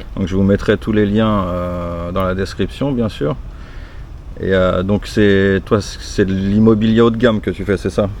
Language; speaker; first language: French; native; French